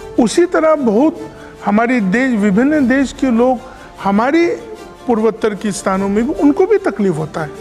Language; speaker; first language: Hindi; non-native, local second language; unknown